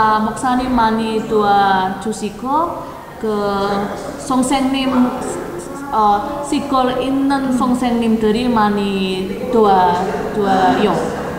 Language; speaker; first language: Korean; non-native, learner; Indonesian